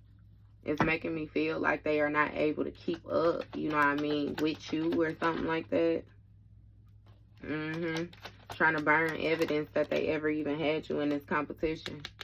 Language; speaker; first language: English; native; English